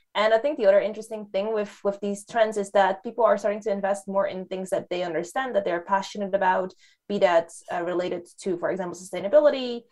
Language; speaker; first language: English; non-native, fluent; Dutch